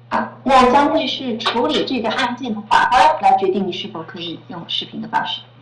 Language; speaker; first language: Chinese; native; Chinese